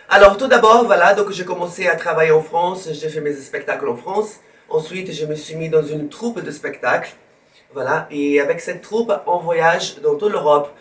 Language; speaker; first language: French; non-native, fluent; Portuguese